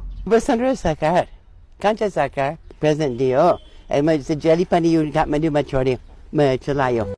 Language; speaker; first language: Nepali; non-native, learner; English